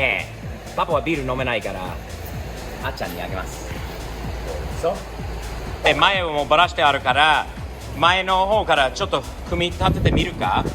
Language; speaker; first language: Japanese; non-native, fluent; English